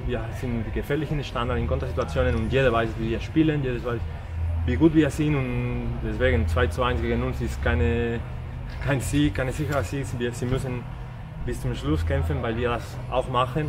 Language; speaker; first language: German; non-native, fluent; Spanish